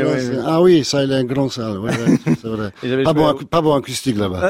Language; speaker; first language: French; non-native, learner; Polish